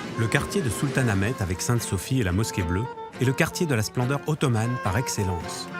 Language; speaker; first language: French; native; French